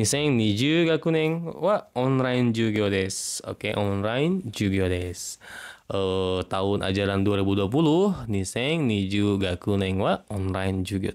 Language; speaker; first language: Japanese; non-native, fluent; Indonesian